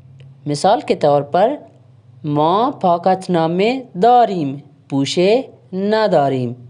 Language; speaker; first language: Persian; non-native, learner; Urdu